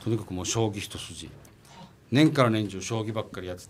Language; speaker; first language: Japanese; native; Japanese